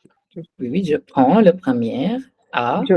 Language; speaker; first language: French; non-native, fluent; Hindi